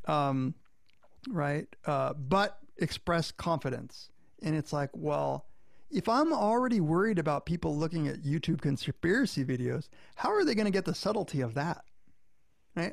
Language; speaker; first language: English; native; English